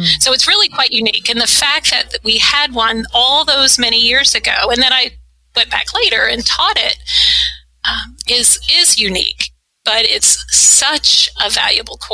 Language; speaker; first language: English; native; English